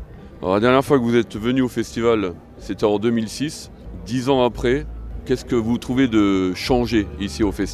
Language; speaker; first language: French; native; French